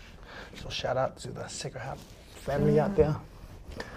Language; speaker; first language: English; non-native, fluent; Samoan